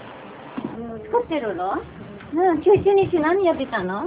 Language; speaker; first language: Japanese; non-native, learner; Filipino